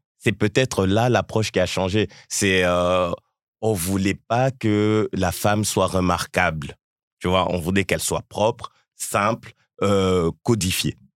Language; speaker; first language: French; early bilingual, other home language; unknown